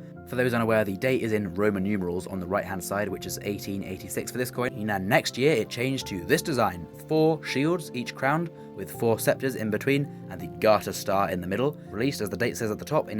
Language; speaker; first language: English; native; English